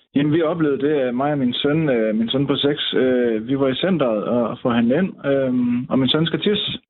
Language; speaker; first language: Danish; native; Danish